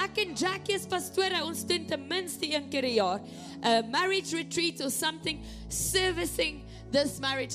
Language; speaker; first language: Afrikaans; native; Afrikaans